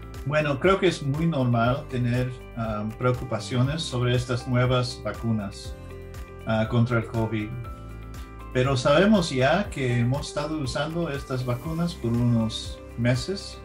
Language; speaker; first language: Spanish; early bilingual, heritage; English